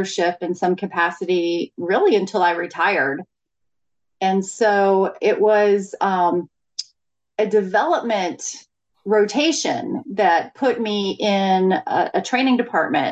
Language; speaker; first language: English; native; English